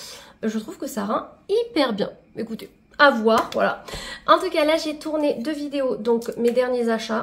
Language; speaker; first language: French; native; French